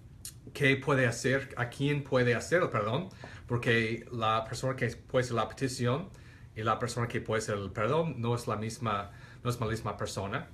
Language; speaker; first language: Spanish; non-native, fluent; English